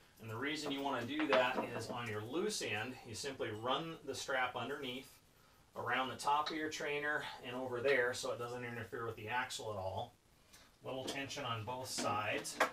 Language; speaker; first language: English; native; English